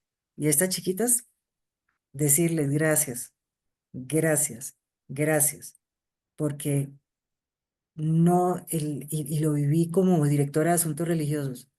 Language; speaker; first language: Spanish; native; Spanish